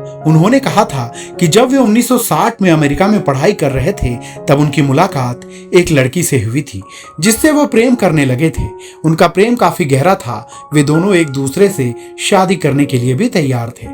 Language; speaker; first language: Hindi; native; Hindi